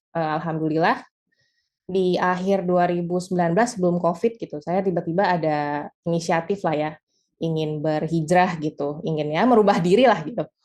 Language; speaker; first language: Indonesian; native; Indonesian